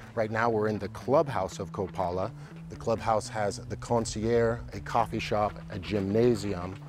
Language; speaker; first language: English; native; English